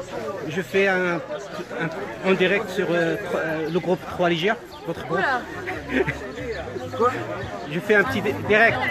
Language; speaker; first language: French; non-native, local second language; Arabic